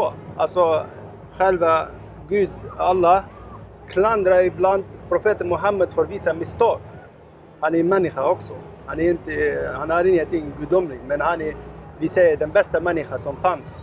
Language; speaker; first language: Swedish; non-native, learner; Arabic